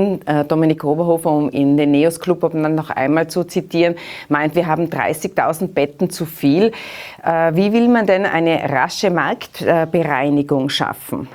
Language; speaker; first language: German; native; German